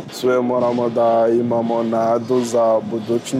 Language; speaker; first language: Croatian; non-native, learner; Rundi